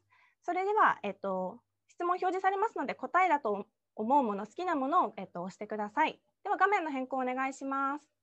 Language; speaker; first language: Japanese; native; Japanese